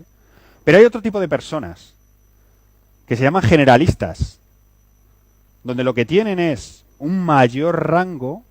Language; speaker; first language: Spanish; native; Spanish